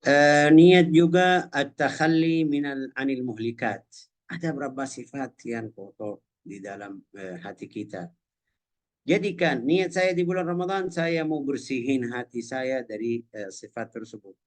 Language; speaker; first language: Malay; non-native, fluent; Arabic